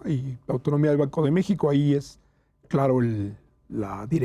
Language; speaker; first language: Spanish; native; Spanish